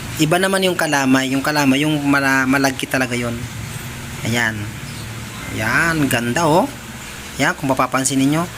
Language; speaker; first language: Filipino; native; Filipino